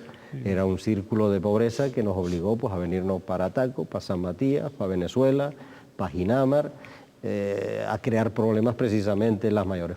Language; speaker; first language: Spanish; native; Spanish